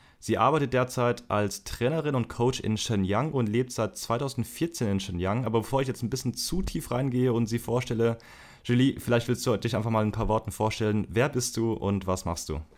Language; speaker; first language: German; native; German